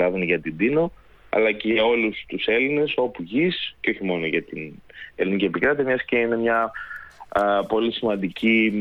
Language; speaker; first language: Greek; native; Greek